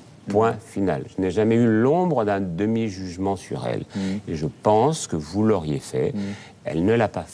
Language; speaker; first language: French; native; French